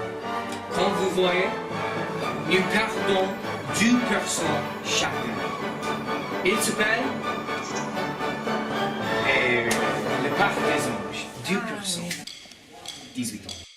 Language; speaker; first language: French; non-native, learner; English